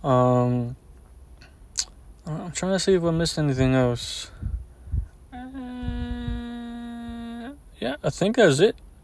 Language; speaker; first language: English; early bilingual, other home language; Spanish